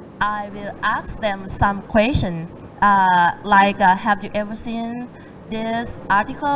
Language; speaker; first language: English; non-native, learner; Thai